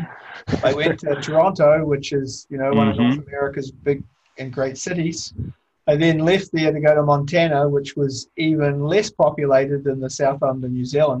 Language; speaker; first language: English; native; English